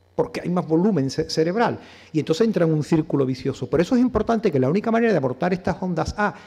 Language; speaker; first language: Spanish; native; Spanish